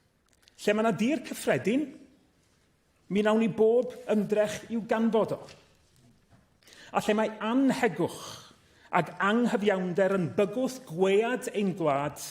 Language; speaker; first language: Welsh; native; Welsh